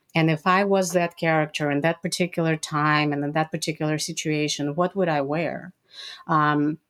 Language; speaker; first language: English; non-native, fluent; Russian